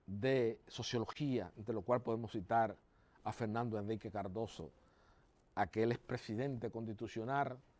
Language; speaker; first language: Spanish; native; Spanish